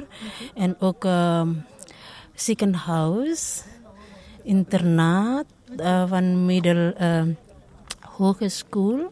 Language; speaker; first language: Dutch; non-native, learner; Indonesian